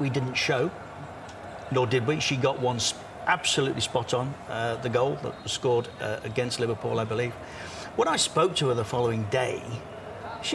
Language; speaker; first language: English; native; English